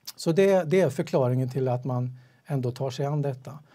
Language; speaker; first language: Swedish; native; Swedish